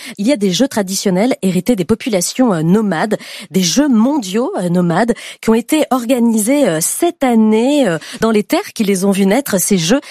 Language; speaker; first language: French; native; French